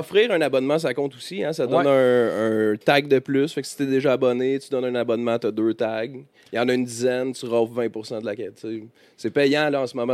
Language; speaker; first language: French; native; French